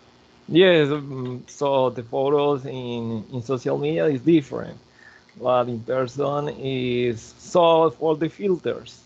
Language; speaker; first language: English; non-native, learner; Spanish